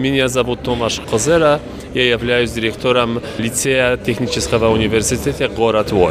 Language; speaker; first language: Russian; non-native, fluent; Polish